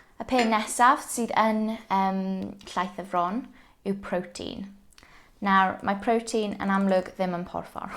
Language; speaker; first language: Welsh; non-native, local second language; English